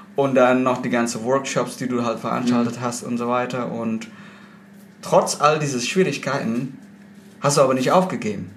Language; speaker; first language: German; non-native, fluent; Indonesian